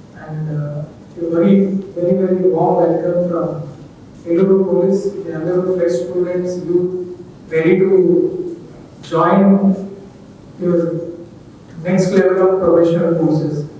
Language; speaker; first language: English; non-native, local second language; Telugu